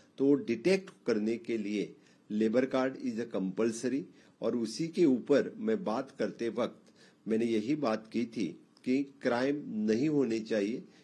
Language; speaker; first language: Hindi; non-native, local second language; Konkani